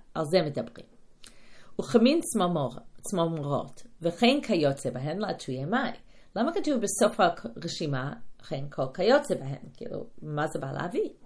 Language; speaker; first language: Hebrew; non-native, fluent; English